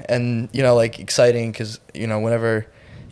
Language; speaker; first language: English; non-native, fluent; Ukrainian